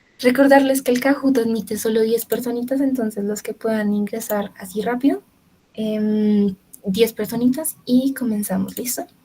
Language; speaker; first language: Spanish; native; Spanish